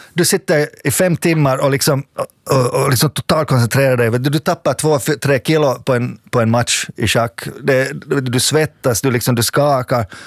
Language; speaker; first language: Swedish; native; Swedish